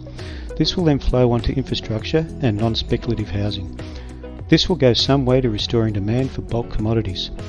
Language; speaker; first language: English; native; English